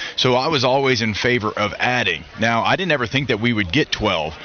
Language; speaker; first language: English; native; English